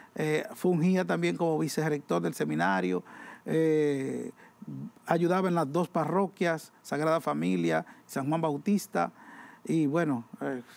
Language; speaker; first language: Spanish; native; Spanish